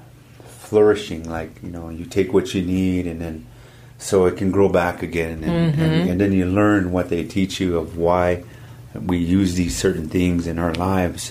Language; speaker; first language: English; native; English